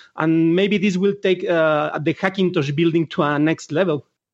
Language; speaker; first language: English; non-native, fluent; Spanish